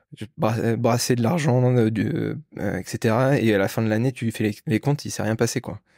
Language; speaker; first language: French; native; French